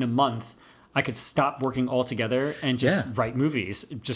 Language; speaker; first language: English; native; English